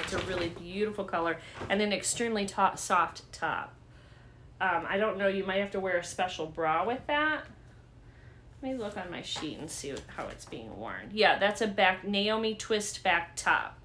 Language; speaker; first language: English; native; English